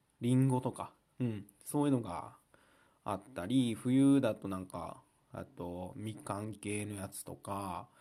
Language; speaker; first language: Japanese; native; Japanese